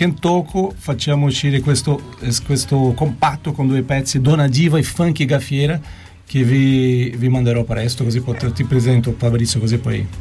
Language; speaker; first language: Italian; non-native, fluent; Portuguese